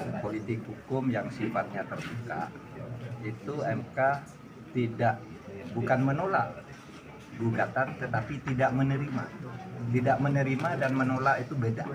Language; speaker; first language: Indonesian; non-native, local second language; Madurese